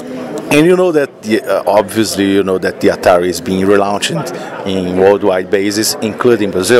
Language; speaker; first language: English; non-native, fluent; Portuguese